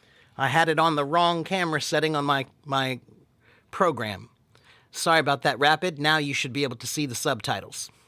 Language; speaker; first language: English; non-native, fluent; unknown